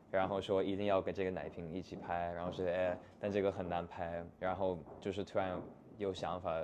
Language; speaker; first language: Chinese; non-native, fluent; English